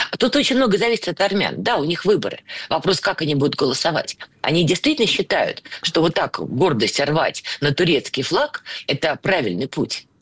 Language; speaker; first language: Russian; native; Russian